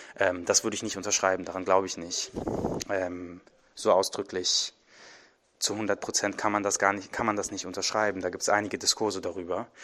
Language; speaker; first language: German; early bilingual, other home language; Arabic